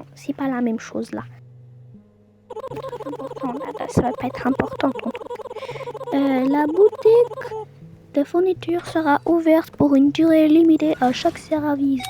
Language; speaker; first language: French; native; French